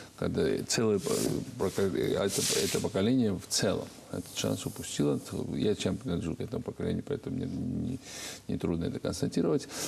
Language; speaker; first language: Russian; non-native, local second language; Georgian